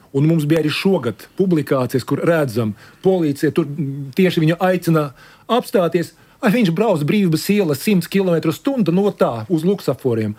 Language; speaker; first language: Latvian; non-native, local second language; Russian